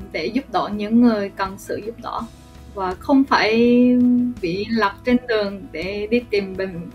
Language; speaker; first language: Vietnamese; early bilingual, other home language; Korean